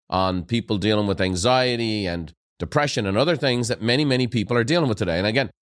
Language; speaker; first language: English; native; English